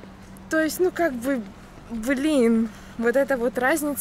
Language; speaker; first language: Russian; native; Russian